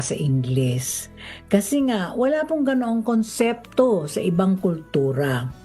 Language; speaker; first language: Filipino; native; Filipino